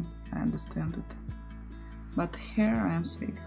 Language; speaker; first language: English; non-native, learner; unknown